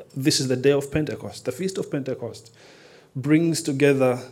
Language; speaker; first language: English; non-native, local second language; Nyanja